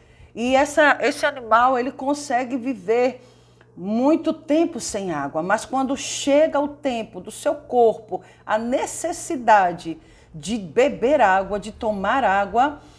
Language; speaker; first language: Portuguese; native; Portuguese